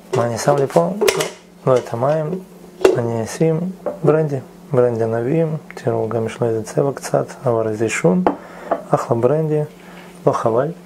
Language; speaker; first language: Hebrew; non-native, fluent; Russian